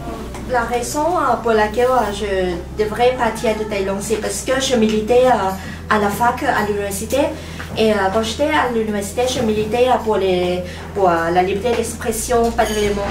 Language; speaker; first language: French; non-native, fluent; Thai